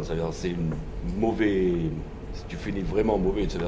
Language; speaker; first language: French; non-native, fluent; Hebrew